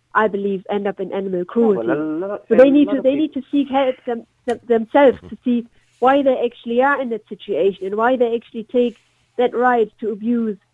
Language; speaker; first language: English; non-native, fluent; German